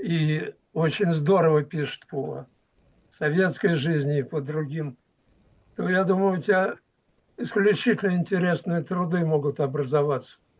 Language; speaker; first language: Russian; native; Russian